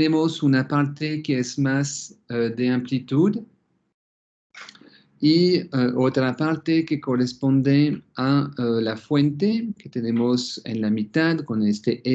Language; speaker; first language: Spanish; non-native, fluent; French